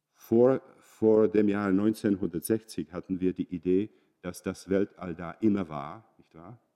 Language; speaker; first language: German; non-native, fluent; Czech